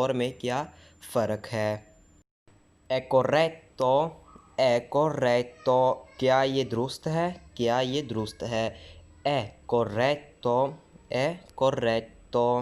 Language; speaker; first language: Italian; non-native, fluent; Hindi